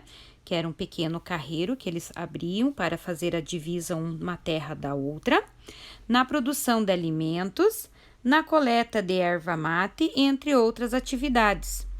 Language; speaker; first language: Portuguese; native; Portuguese